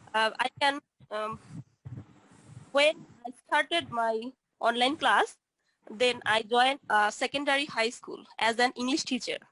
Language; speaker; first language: English; non-native, fluent; Bangla